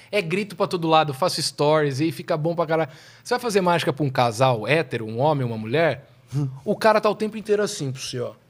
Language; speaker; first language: Portuguese; native; Portuguese